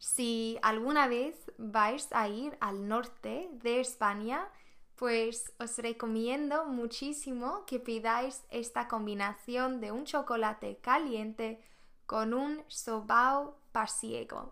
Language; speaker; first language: Spanish; non-native, fluent; Swedish